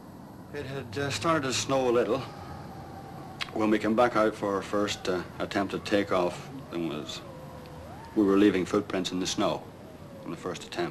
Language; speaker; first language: English; native; English